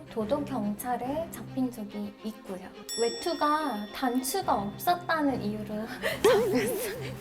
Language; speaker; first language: Korean; non-native, fluent; Persian